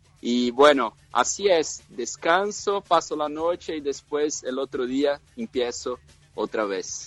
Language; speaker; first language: Spanish; non-native, fluent; Portuguese